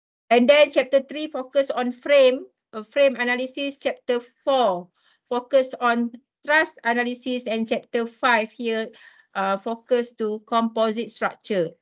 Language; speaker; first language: English; non-native, local second language; Malay